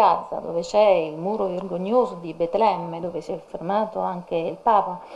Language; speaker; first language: Italian; native; Italian